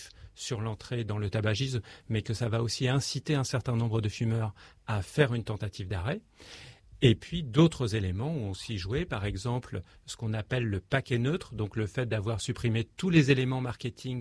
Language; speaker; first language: French; native; French